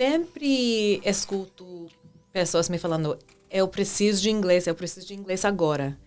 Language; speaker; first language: Portuguese; non-native, fluent; English